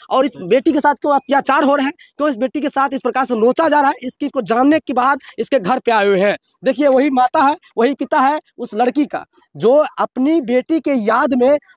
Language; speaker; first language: Hindi; native; Hindi